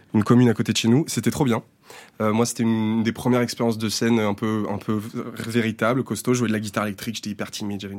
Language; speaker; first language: French; native; French